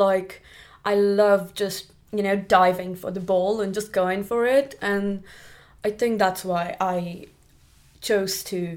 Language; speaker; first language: English; non-native, local second language; Marathi